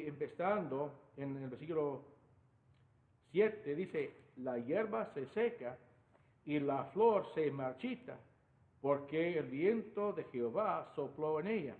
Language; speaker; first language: Spanish; non-native, fluent; English